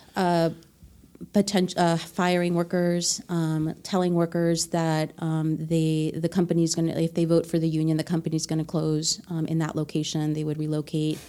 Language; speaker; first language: English; non-native, fluent; Spanish